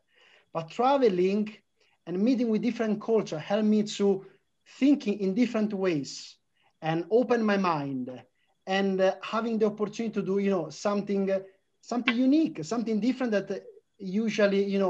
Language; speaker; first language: English; non-native, fluent; Italian